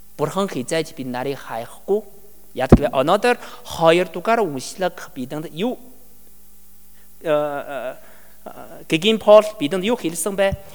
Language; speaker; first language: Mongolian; non-native, learner; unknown